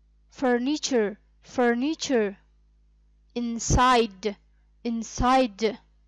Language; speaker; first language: English; non-native, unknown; Persian